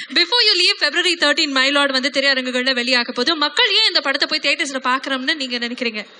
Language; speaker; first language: Tamil; native; Tamil